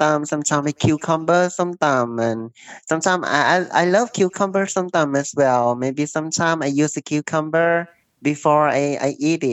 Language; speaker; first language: English; non-native, learner; Thai